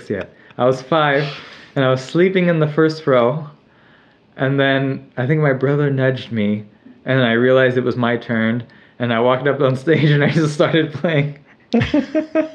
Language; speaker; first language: English; native; English